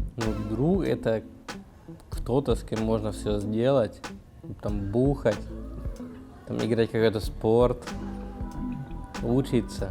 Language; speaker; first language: Russian; non-native, learner; Slovak